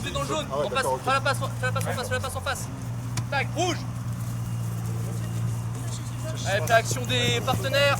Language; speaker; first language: French; native; French